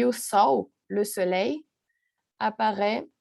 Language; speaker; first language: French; non-native, learner; Portuguese